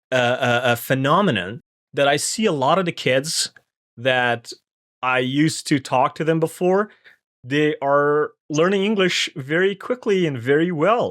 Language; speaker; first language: English; non-native, fluent; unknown